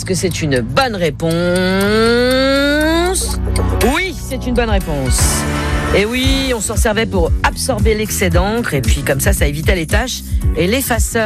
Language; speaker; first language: French; native; French